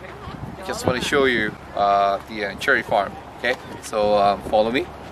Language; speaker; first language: English; non-native, learner; Khmer